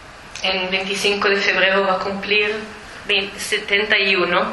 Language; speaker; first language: Spanish; early bilingual, heritage; Spanish